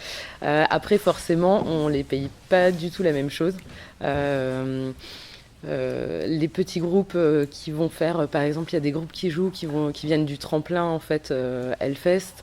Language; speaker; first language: French; native; French